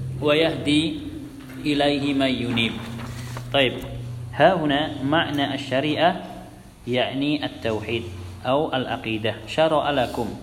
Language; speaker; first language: Arabic; non-native, fluent; Indonesian